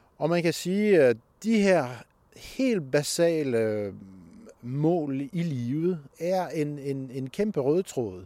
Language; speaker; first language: Danish; non-native, fluent; French